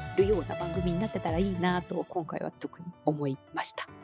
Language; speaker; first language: Japanese; native; Japanese